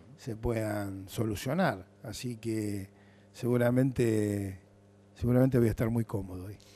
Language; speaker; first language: Spanish; native; Spanish